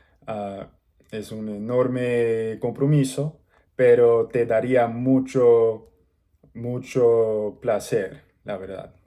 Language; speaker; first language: Spanish; non-native, learner; English